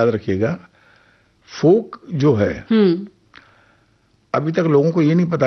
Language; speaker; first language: Hindi; native; Hindi